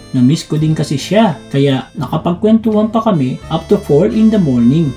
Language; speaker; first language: Filipino; native; Filipino